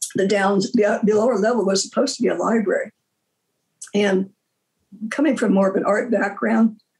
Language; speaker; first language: English; native; English